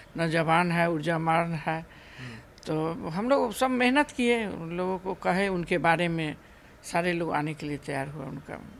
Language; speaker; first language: Hindi; native; Hindi